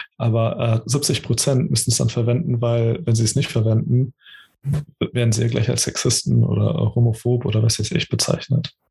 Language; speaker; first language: German; early bilingual, other home language; Portuguese